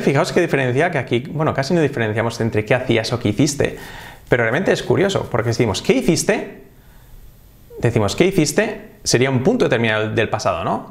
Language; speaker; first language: Spanish; native; Spanish